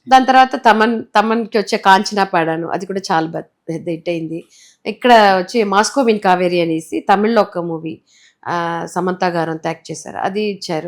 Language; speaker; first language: Telugu; non-native, local second language; Tamil